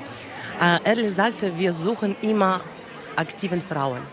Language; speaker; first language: German; non-native, learner; Russian